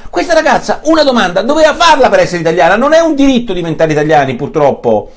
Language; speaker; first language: Italian; native; Italian